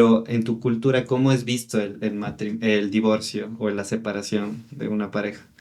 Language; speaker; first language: Spanish; native; Spanish